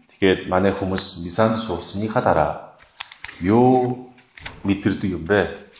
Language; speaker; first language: Mongolian; non-native, fluent; Korean